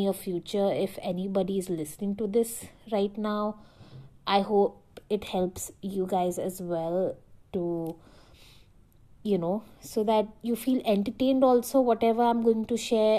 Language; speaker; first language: English; non-native, local second language; Hindi